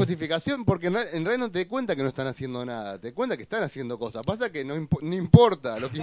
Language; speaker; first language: Spanish; native; Spanish